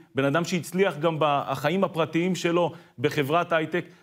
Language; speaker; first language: Hebrew; native; Hebrew